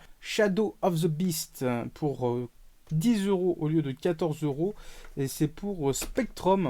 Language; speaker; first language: French; native; French